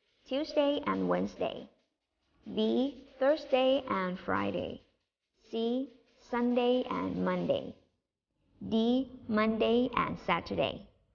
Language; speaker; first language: English; non-native, fluent; Thai